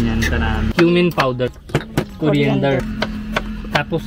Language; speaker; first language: Filipino; non-native, learner; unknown